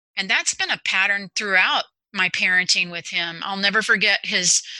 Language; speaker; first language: English; native; English